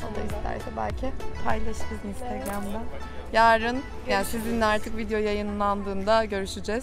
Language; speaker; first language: Turkish; native; Turkish